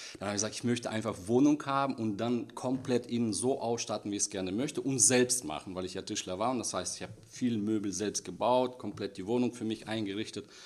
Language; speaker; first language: German; non-native, fluent; Russian